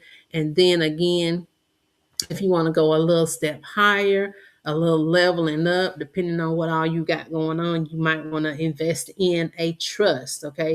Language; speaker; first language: English; native; English